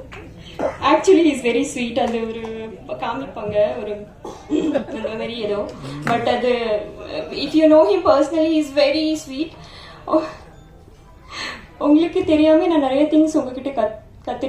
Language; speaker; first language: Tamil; non-native, learner; Bangla